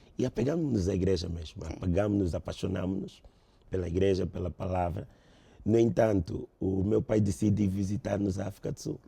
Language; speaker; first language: Portuguese; native; Portuguese